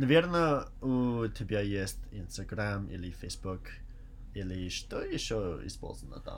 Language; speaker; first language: Russian; non-native, learner; English